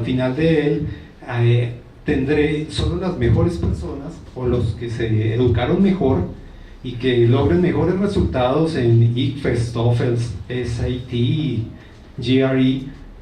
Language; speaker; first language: Spanish; native; Spanish